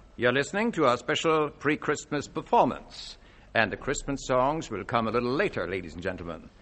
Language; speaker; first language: English; non-native, fluent; Dutch